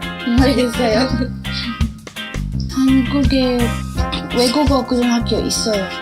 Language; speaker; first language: Korean; non-native, learner; Arabic